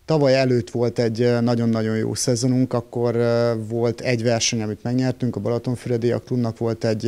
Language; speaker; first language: Hungarian; native; Hungarian